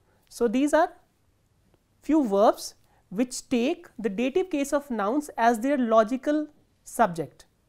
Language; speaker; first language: English; non-native, local second language; Hindi